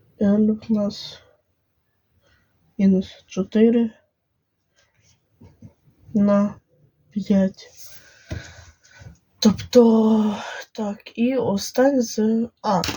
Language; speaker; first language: Ukrainian; non-native, local second language; Russian